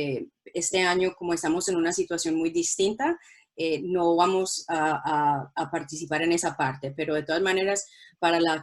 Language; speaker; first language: Spanish; non-native, local second language; English